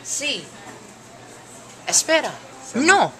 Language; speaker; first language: Spanish; non-native, learner; English